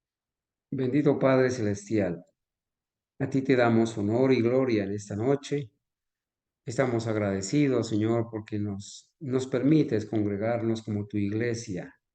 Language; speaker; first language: Spanish; native; Spanish